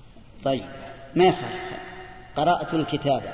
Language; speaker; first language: Arabic; native; Arabic